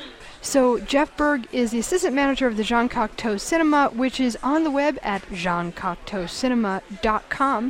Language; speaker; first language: English; native; English